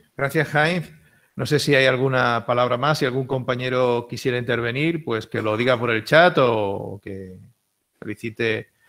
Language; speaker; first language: Spanish; native; Spanish